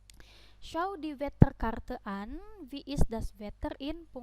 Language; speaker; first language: German; non-native, fluent; Indonesian